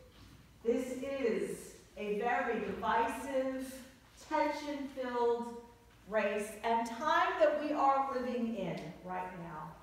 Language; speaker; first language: English; native; English